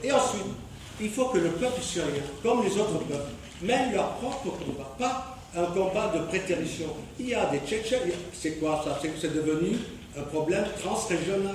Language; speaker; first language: French; native; French